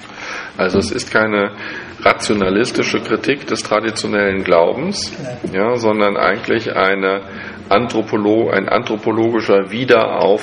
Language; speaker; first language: German; non-native, fluent; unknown